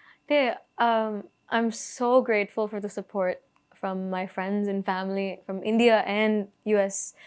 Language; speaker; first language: English; early bilingual, other home language; Telugu